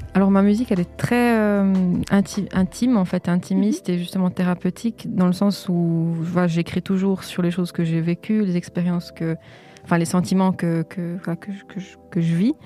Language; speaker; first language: French; early bilingual, other home language; Portuguese